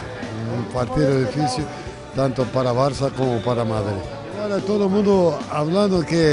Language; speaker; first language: Spanish; non-native, fluent; Portuguese